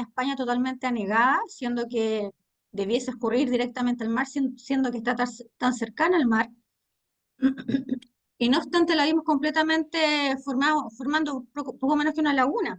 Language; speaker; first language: Spanish; native; Spanish